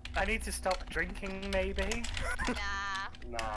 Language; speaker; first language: English; native; English